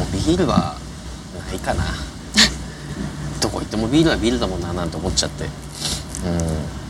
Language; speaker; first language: Japanese; native; Japanese